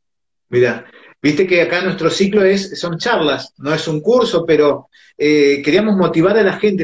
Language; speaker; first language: Spanish; native; Spanish